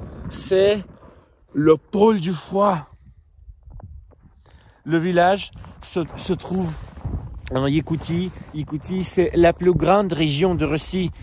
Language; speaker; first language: French; non-native, fluent; Russian